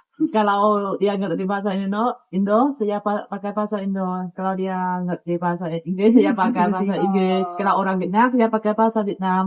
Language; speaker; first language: Indonesian; non-native, learner; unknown